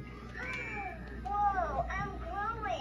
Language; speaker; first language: English; native; English